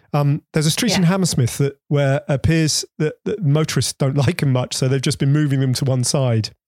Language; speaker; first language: English; native; English